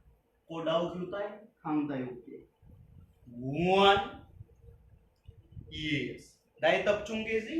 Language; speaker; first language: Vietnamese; non-native, learner; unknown